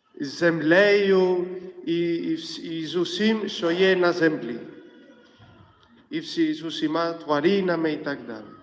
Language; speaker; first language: Ukrainian; non-native, fluent; Polish